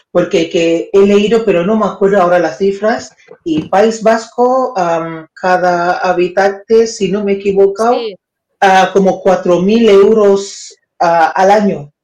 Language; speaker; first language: Spanish; non-native, fluent; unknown